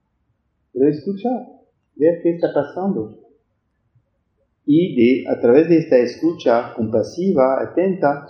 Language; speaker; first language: Spanish; non-native, fluent; French